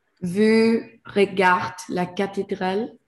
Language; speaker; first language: French; non-native, learner; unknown